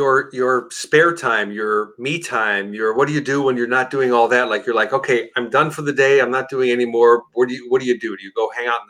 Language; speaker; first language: English; native; English